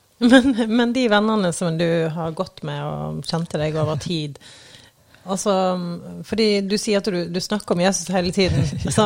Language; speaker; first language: Norwegian; native; Norwegian